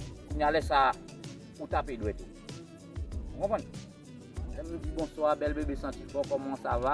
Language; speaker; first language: French; non-native, learner; Haitian Creole